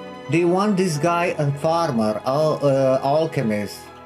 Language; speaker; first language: English; non-native, fluent; Romanian